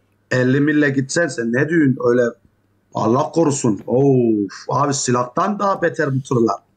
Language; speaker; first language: Turkish; early bilingual, heritage; Turkish